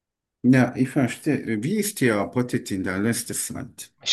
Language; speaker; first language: German; non-native, learner; Turkish